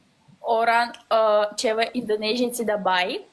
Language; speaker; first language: Indonesian; non-native, learner; Russian